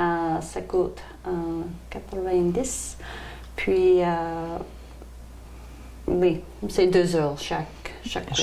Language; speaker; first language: French; non-native, local second language; English